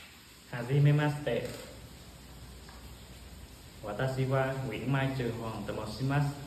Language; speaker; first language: Japanese; non-native, learner; Vietnamese